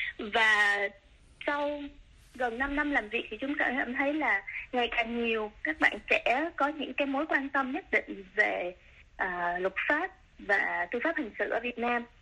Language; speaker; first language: Vietnamese; early bilingual, other home language; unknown